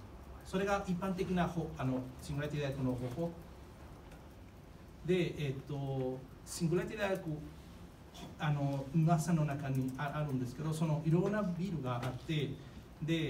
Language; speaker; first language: Japanese; non-native, fluent; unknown